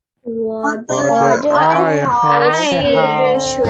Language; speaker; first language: Chinese; non-native, learner; Malay